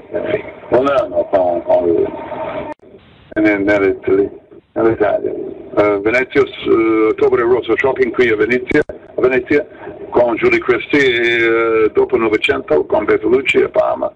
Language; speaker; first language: Italian; non-native, learner; English